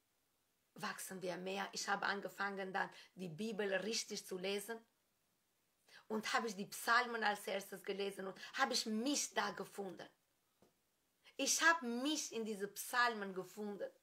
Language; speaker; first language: German; non-native, fluent; Albanian